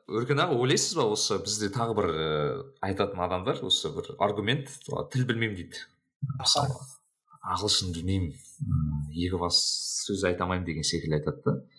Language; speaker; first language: Kazakh; native; Kazakh